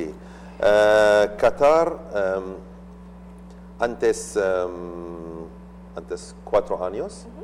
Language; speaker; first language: Spanish; non-native, learner; Arabic